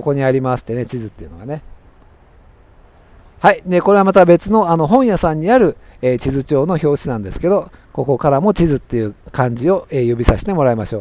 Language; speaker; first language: Japanese; native; Japanese